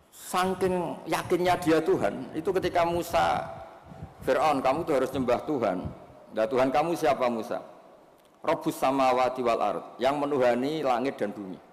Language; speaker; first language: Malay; non-native, local second language; Javanese